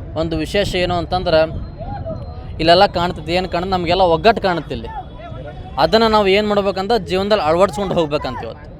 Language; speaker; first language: Kannada; native; Kannada